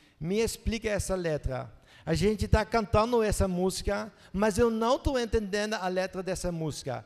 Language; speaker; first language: Portuguese; non-native, fluent; Dutch